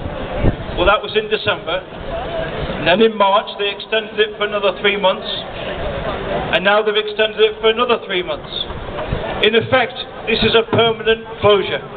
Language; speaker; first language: English; native; English